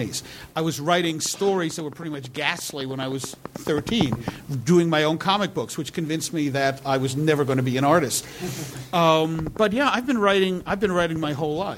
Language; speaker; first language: English; native; English